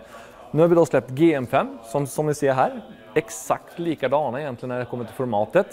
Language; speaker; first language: Swedish; native; Swedish